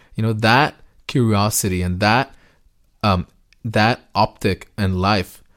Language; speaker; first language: English; early bilingual, other home language; Spanish